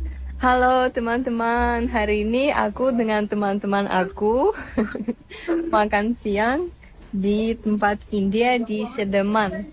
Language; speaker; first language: Indonesian; non-native, learner; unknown